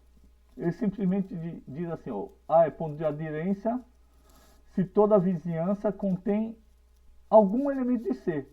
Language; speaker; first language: Portuguese; native; Portuguese